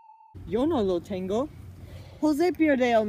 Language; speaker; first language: Spanish; non-native, learner; English